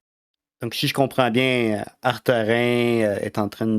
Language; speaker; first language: French; native; French